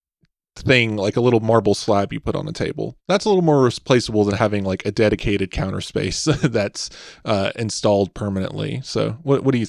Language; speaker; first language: English; native; English